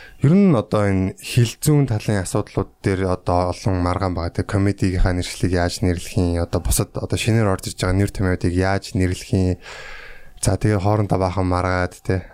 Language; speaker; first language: Mongolian; native; Mongolian